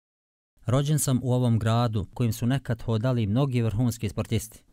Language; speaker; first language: Croatian; native; Croatian